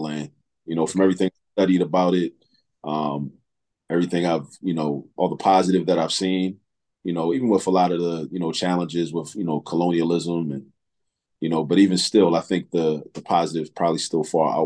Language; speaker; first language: English; native; English